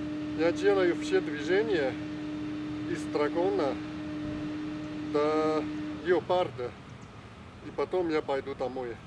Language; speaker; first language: Russian; non-native, learner; Chinese